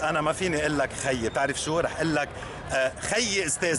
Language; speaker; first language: Arabic; native; Arabic